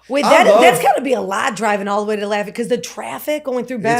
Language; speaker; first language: English; native; English